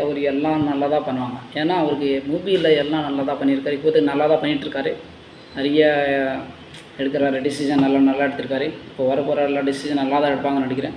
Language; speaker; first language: Tamil; non-native, learner; Hindi